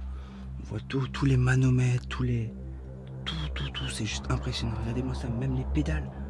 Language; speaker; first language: French; native; French